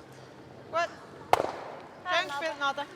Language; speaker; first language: German; native; German